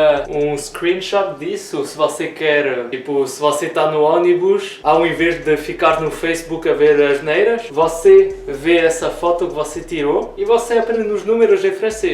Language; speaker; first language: Portuguese; early bilingual, heritage; Portuguese